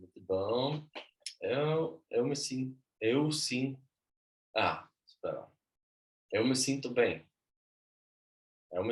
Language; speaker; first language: Portuguese; non-native, learner; Swedish